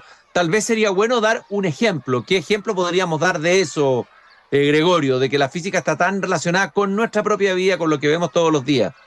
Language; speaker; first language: Spanish; native; Spanish